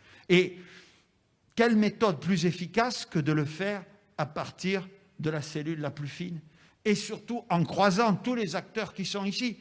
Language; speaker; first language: French; native; French